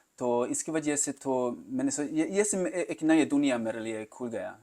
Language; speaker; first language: Hindi; non-native, learner; Swedish